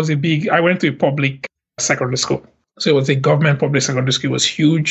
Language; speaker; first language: English; non-native, local second language; Igbo